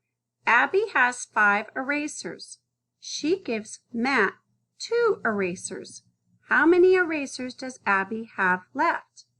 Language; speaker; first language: English; native; English